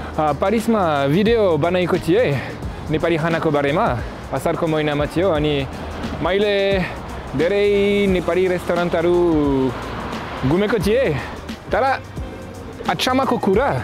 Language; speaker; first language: Nepali; non-native, fluent; French